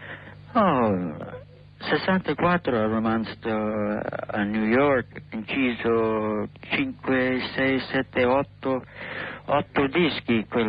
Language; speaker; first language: Italian; non-native, learner; English